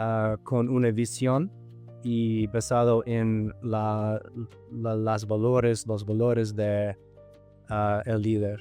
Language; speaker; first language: Spanish; non-native, fluent; English